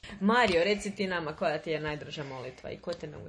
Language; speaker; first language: Serbian; native; Serbian